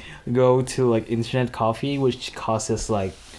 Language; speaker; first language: English; non-native, fluent; Vietnamese